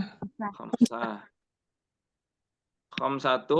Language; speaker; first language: Arabic; non-native, fluent; Indonesian